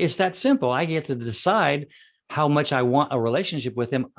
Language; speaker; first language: English; native; English